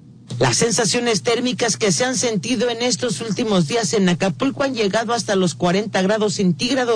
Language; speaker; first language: Spanish; native; Spanish